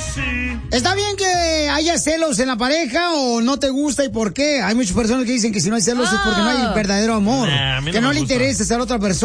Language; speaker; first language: Spanish; native; Spanish